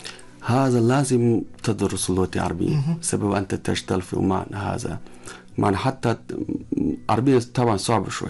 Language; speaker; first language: Arabic; non-native, learner; Chinese